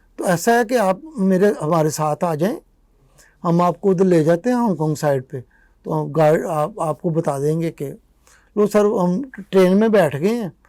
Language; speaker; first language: Urdu; non-native, local second language; Punjabi